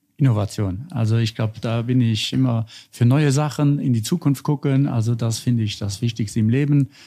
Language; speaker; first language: German; non-native, local second language; Luxembourgish